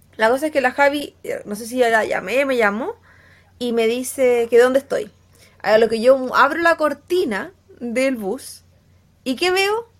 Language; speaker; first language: Spanish; native; Spanish